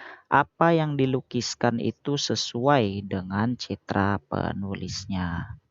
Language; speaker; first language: Indonesian; native; Indonesian